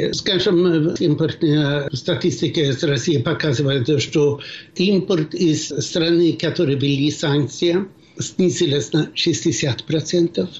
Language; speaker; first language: Russian; non-native, fluent; Swedish